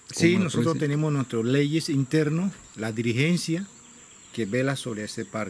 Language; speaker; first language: Spanish; non-native, local second language; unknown